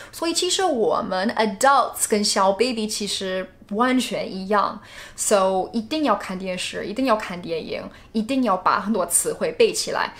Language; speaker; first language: Chinese; non-native, fluent; English